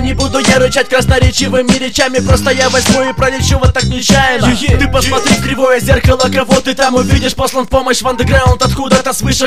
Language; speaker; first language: Russian; native; Russian